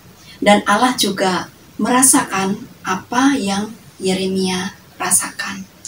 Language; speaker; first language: Indonesian; native; Indonesian